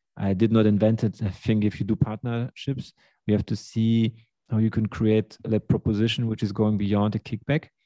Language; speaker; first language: English; early bilingual, other home language; Russian